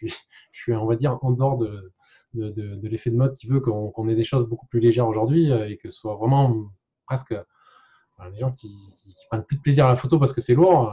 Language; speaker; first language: French; native; French